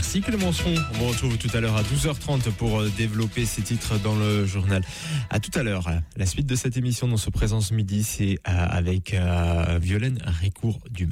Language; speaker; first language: French; native; French